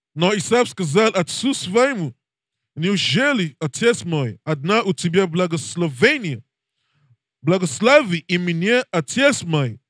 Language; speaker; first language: Russian; non-native, learner; English